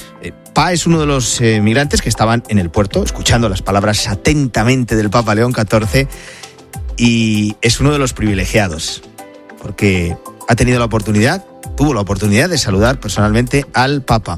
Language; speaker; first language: Spanish; native; Spanish